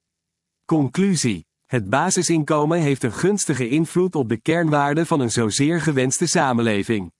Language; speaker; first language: Dutch; native; Dutch